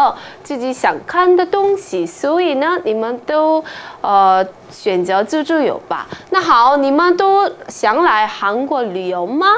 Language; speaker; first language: Chinese; non-native, fluent; Korean